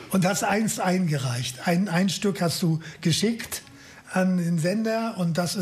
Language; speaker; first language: German; native; German